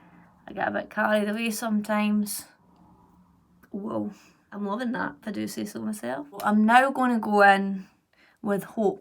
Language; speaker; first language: English; native; English